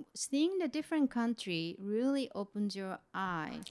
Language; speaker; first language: English; non-native, fluent; Japanese